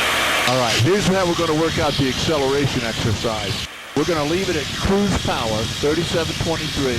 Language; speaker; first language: English; native; English